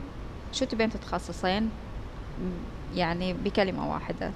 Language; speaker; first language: Arabic; native; Arabic